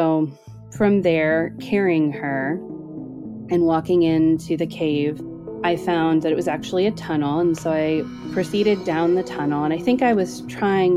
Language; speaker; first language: English; native; English